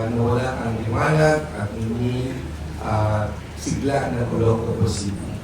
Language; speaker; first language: English; non-native, local second language; Filipino